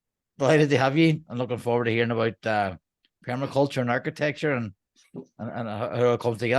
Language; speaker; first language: English; native; English